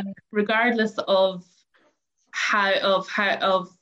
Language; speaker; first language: English; native; English